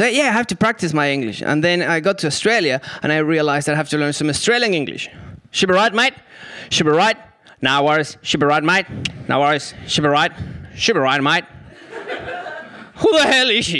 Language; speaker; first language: English; non-native, fluent; Spanish